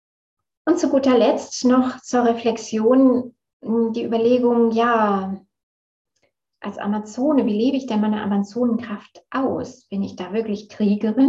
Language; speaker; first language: German; native; German